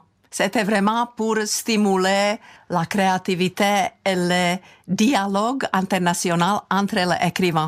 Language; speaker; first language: French; non-native, fluent; Czech